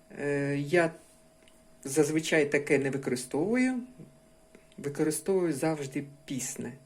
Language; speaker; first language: Ukrainian; non-native, local second language; Russian